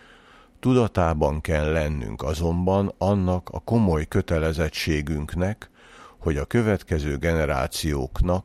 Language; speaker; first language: Hungarian; native; Hungarian